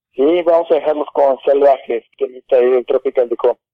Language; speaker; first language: Spanish; native; Spanish